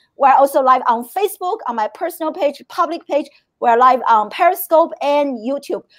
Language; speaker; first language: English; non-native, fluent; Chinese